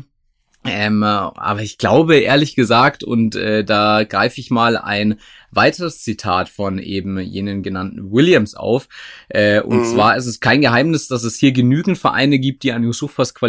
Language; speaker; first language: German; native; German